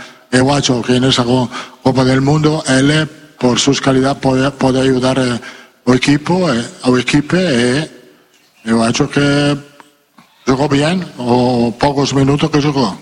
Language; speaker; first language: Portuguese; non-native, learner; Italian